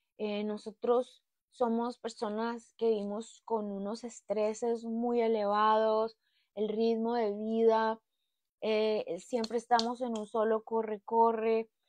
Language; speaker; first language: Spanish; native; Spanish